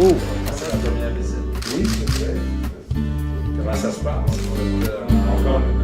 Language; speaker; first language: French; native; French